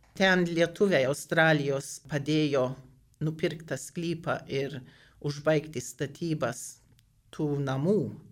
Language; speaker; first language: Lithuanian; early bilingual, heritage; Lithuanian